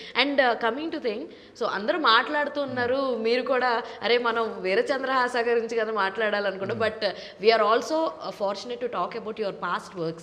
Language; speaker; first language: Telugu; native; Telugu